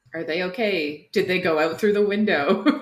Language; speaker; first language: English; native; English